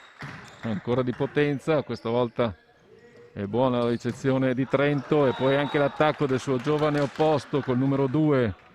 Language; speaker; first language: Italian; native; Italian